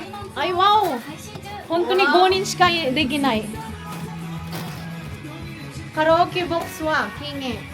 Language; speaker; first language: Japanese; non-native, learner; Filipino